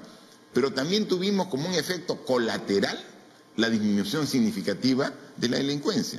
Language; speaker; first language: Spanish; native; Spanish